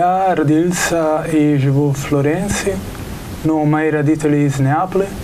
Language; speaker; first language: Russian; non-native, learner; Italian